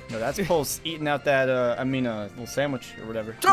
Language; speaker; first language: English; native; English